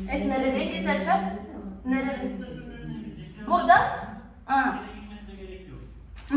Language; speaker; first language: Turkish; non-native, learner; Russian